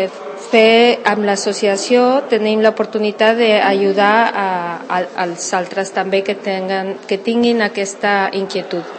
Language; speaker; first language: Catalan; non-native, local second language; Spanish